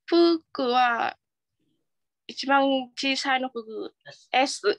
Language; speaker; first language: Japanese; non-native, learner; Vietnamese